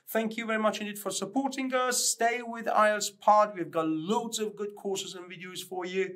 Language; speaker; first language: English; non-native, fluent; Persian